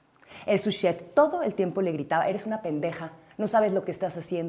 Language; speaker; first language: Spanish; native; Spanish